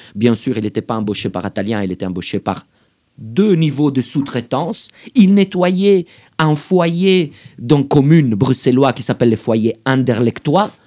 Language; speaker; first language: French; native; French